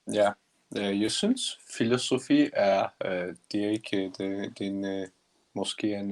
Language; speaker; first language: Danish; non-native, learner; Turkish